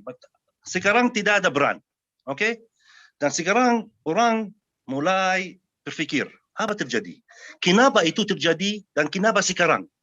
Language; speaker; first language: Indonesian; non-native, learner; Arabic